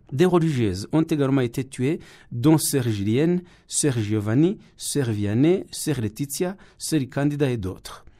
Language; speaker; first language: French; non-native, local second language; Kinyarwanda